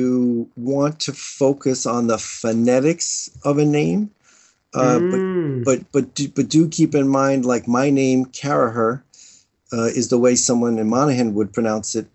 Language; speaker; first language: English; native; English